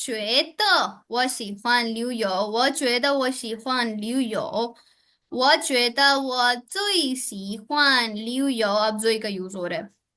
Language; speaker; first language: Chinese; non-native, fluent; Urdu